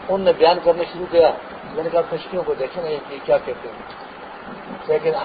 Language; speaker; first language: Urdu; non-native, local second language; Pashto